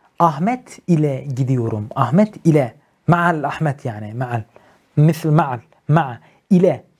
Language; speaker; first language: Arabic; non-native, learner; Turkish